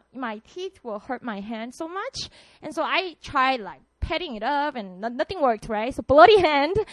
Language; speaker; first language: English; non-native, fluent; Korean